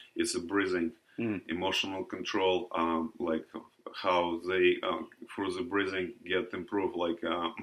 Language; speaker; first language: English; non-native, learner; Russian